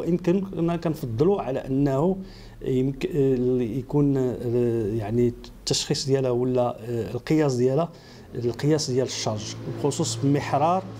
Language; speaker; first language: Arabic; native; Arabic